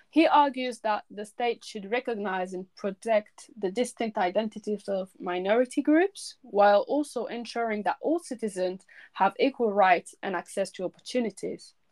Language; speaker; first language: English; early bilingual, other home language; French